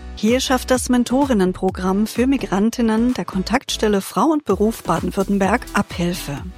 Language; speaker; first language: German; native; German